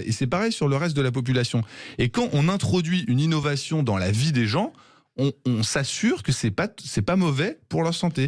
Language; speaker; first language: French; native; French